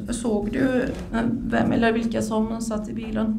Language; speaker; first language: Swedish; native; Swedish